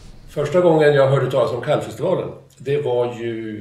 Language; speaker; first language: Swedish; native; Swedish